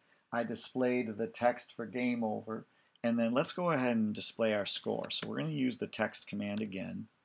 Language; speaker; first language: English; native; English